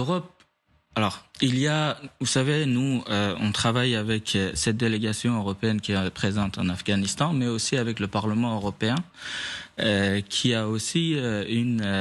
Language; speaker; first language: French; non-native, fluent; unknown